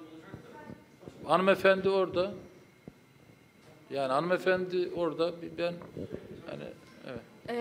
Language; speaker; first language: Turkish; native; Turkish